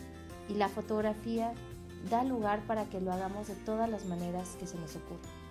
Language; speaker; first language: Spanish; native; Spanish